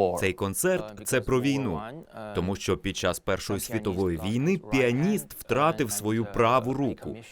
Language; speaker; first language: Ukrainian; non-native, fluent; Chinese